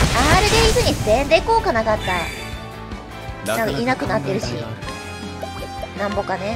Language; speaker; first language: Japanese; native; Japanese